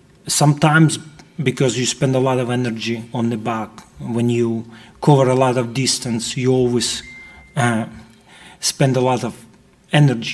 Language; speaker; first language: English; non-native, fluent; Russian